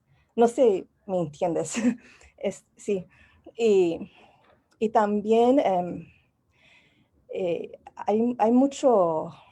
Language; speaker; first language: Spanish; non-native, learner; English